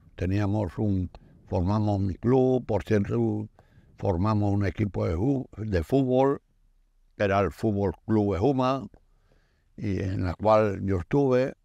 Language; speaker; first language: Spanish; native; Spanish